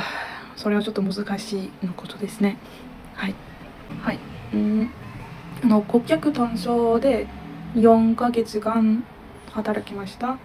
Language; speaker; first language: Japanese; non-native, learner; Turkish